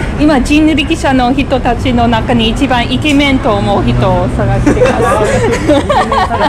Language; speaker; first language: Japanese; non-native, fluent; English